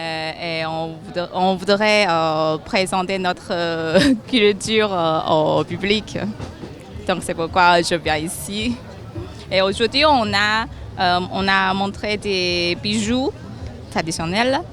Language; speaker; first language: French; non-native, learner; Chinese